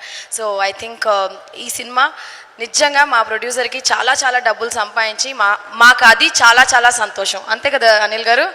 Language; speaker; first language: Telugu; non-native, local second language; Tamil